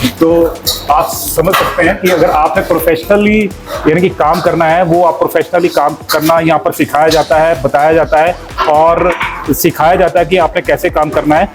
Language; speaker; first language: Hindi; native; Hindi